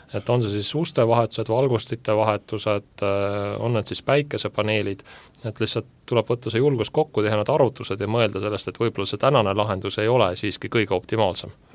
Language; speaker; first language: Estonian; native; Estonian